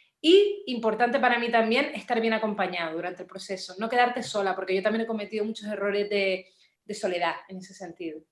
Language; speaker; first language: Spanish; native; Spanish